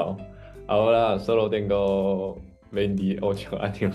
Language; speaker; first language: Spanish; non-native, fluent; Chinese